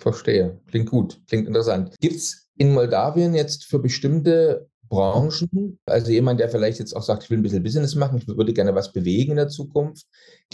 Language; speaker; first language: German; native; German